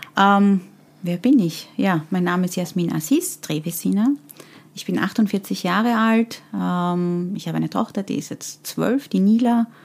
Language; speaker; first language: German; early bilingual, other home language; Persian